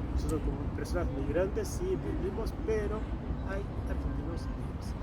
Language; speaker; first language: Spanish; non-native, fluent; Haitian Creole